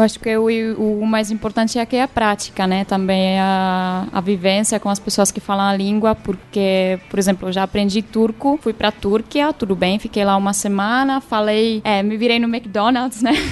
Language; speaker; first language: Portuguese; non-native, fluent; Czech